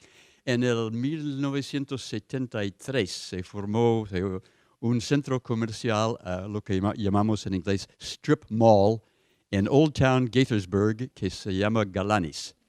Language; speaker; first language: Spanish; non-native, fluent; English